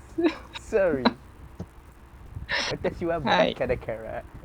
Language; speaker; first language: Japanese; non-native, learner; Malay